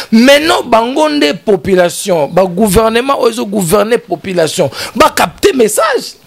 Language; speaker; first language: French; non-native, local second language; Lingala